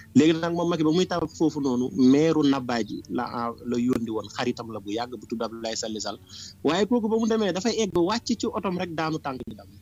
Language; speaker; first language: Wolof; non-native, local second language; Fula